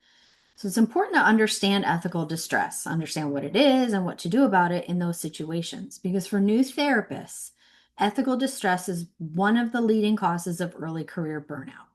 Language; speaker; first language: English; native; English